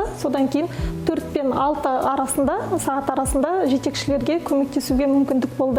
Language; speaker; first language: Kazakh; native; Kazakh